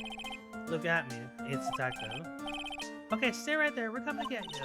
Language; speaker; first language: English; native; English